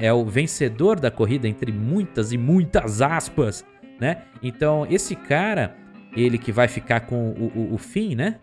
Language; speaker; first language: Portuguese; native; Portuguese